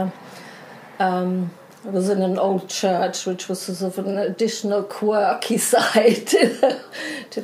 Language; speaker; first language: English; non-native, fluent; German